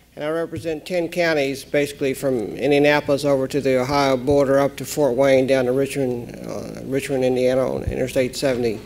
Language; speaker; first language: English; native; English